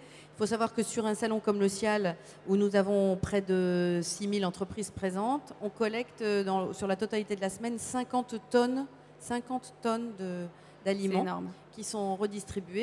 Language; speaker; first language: French; native; French